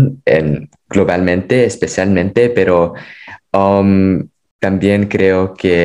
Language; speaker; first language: Spanish; non-native, fluent; English